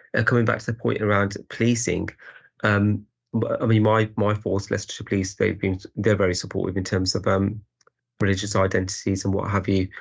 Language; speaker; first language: English; native; English